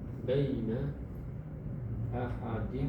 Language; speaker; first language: Arabic; non-native, fluent; Malay